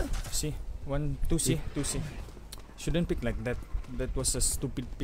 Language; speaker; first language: English; non-native, local second language; Malay